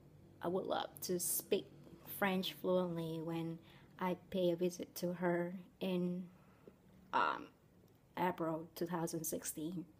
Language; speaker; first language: English; non-native, learner; Vietnamese